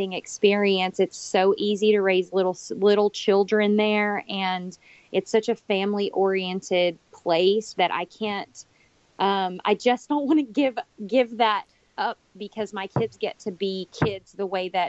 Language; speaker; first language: English; native; English